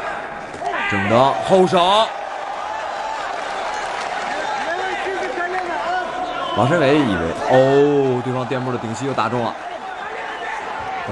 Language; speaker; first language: Chinese; native; Chinese